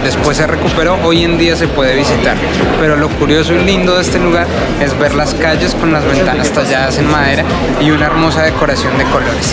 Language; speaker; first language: Spanish; native; Spanish